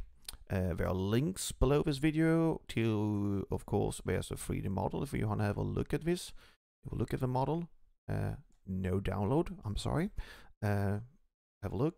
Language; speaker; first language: English; non-native, fluent; Swedish